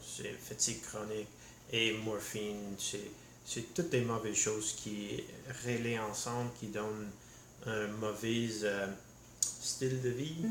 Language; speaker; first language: French; non-native, learner; English